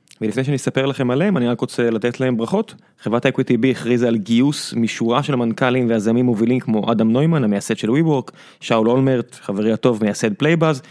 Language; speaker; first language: Hebrew; native; Hebrew